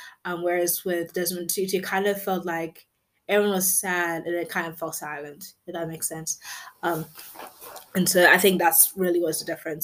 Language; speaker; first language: English; native; English